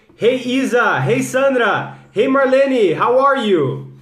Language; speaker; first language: English; non-native, fluent; Portuguese